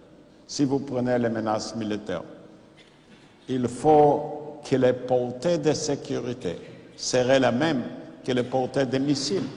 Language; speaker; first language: French; non-native, fluent; Yiddish